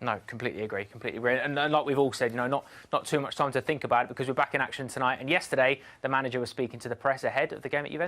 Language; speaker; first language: English; native; English